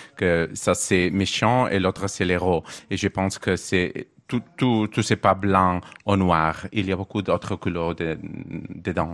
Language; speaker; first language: French; non-native, learner; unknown